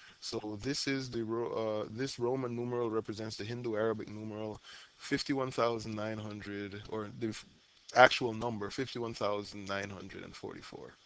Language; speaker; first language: English; native; English